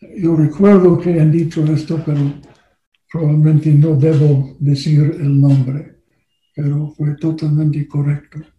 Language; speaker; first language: Spanish; non-native, learner; English